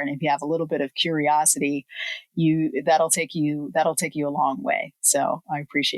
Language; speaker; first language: English; native; English